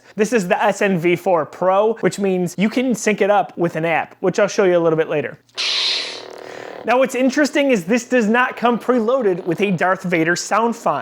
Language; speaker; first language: English; native; English